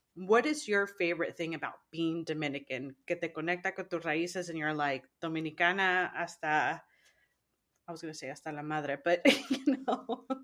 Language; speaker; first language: English; early bilingual, other home language; Spanish